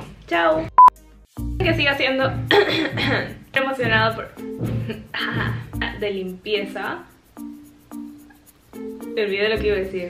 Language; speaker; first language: Spanish; native; Spanish